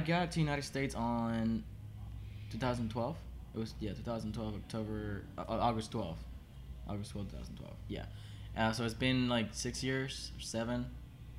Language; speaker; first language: English; non-native, fluent; Spanish